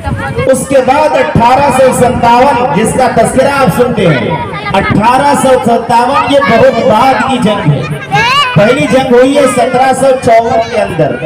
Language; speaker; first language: Urdu; native; Urdu